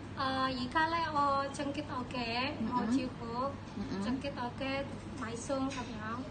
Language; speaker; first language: Cantonese; non-native, learner; Indonesian